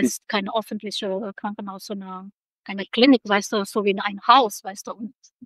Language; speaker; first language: German; non-native, local second language; Indonesian